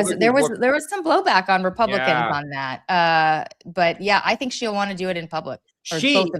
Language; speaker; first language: English; native; English